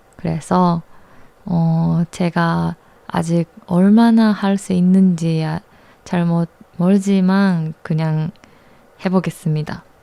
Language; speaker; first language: Korean; non-native, learner; Japanese